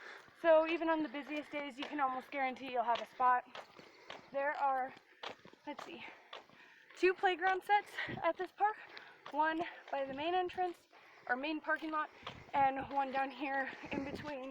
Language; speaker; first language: English; native; English